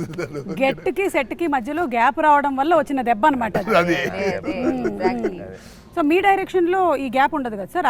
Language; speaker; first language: Telugu; native; Telugu